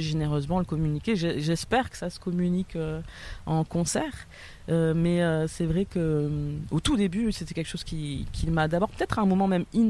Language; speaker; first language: French; native; French